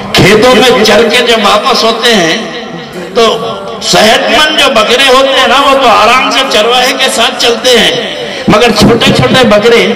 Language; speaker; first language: Hindi; non-native, local second language; Urdu